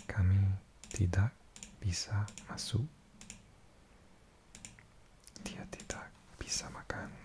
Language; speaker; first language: Indonesian; non-native, learner; English